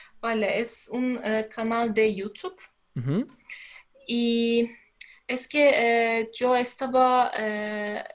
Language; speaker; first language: Spanish; non-native, learner; Turkish